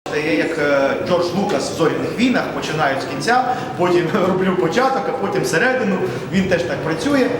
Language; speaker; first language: Ukrainian; non-native, local second language; Russian